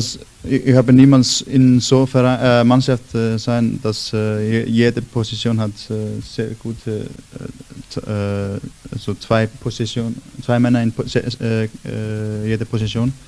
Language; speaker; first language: German; non-native, learner; Icelandic